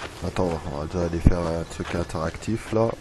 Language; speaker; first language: French; native; French